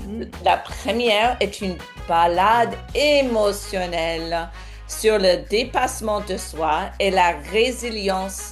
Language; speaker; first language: French; non-native, fluent; English